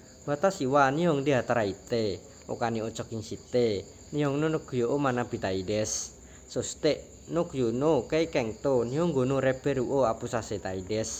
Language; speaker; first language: Japanese; non-native, learner; Indonesian